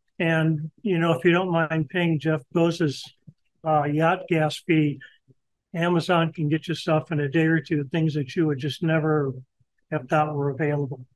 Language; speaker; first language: English; native; English